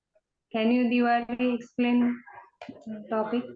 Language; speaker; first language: English; non-native, learner; Kannada